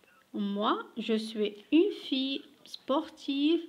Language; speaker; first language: French; non-native, local second language; Arabic